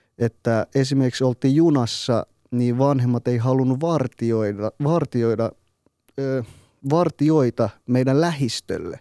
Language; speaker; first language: Finnish; early bilingual, other home language; Persian